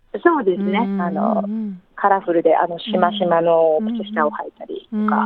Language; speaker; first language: Japanese; native; Japanese